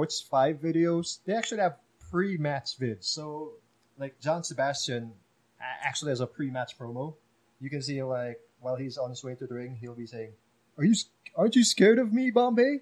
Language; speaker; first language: English; non-native, local second language; Filipino